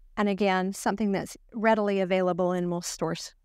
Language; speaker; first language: English; native; English